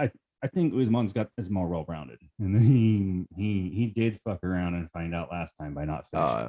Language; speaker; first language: English; native; English